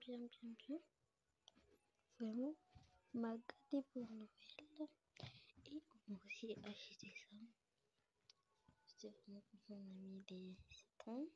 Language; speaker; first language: French; non-native, local second language; Lingala